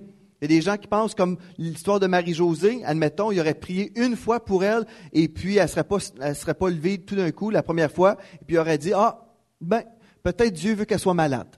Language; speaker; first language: French; native; French